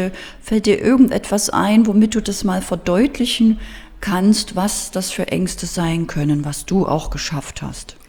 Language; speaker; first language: German; native; German